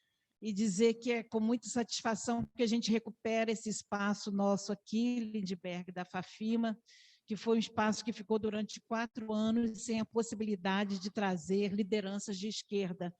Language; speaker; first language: Portuguese; native; Portuguese